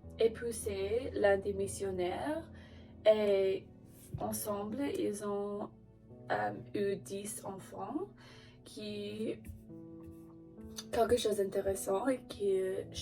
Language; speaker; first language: French; non-native, learner; English